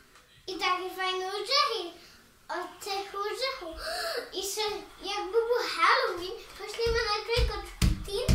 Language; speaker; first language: Polish; early bilingual, heritage; English